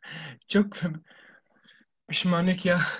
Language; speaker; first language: Turkish; non-native, learner; Arabic